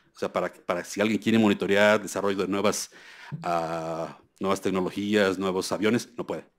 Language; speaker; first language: Spanish; native; Spanish